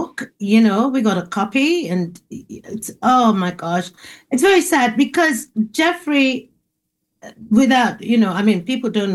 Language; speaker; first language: English; non-native, local second language; Igbo